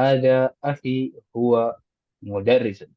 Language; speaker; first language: Arabic; non-native, fluent; Indonesian